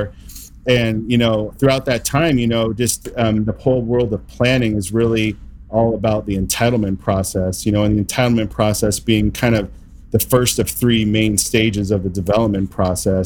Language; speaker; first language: English; native; English